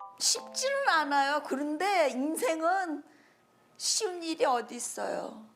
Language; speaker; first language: Korean; early bilingual, heritage; Korean